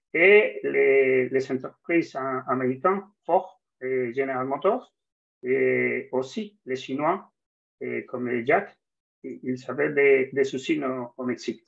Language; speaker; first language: French; non-native, fluent; Spanish